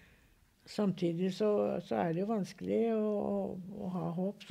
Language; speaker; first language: Norwegian; native; Norwegian